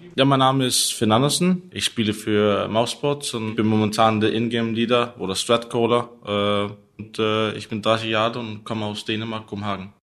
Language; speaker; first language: German; non-native, learner; Danish